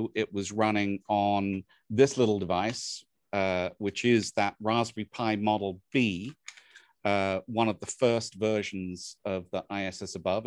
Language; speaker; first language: English; native; English